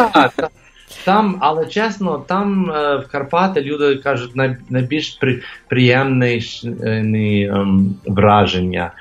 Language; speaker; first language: Ukrainian; early bilingual, heritage; English